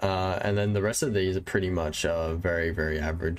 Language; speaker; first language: English; native; English